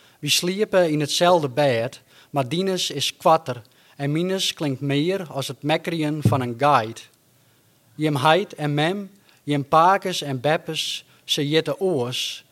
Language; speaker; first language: Dutch; non-native, local second language; Western Frisian